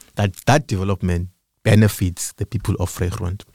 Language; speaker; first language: English; non-native, local second language; Xhosa